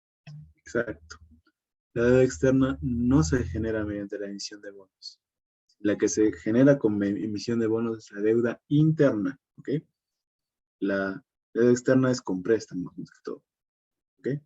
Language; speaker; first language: Spanish; native; Spanish